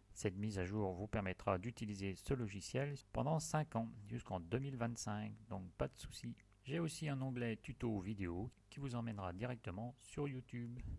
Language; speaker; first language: French; native; French